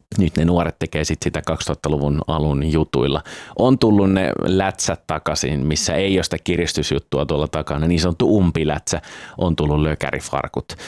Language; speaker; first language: Finnish; native; Finnish